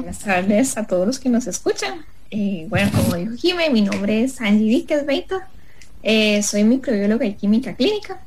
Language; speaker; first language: Spanish; native; Spanish